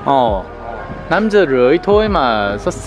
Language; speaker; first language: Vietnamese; non-native, fluent; Korean